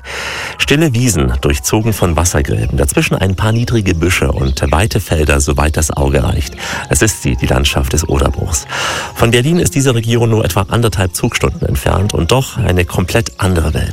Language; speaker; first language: German; native; German